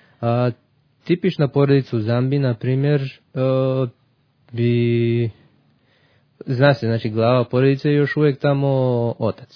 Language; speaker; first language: Serbian; early bilingual, heritage; Serbian